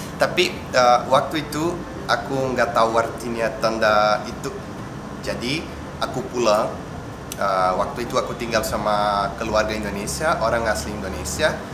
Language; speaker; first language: Indonesian; non-native, fluent; Portuguese